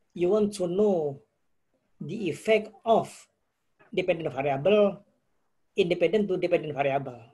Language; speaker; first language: English; non-native, fluent; Indonesian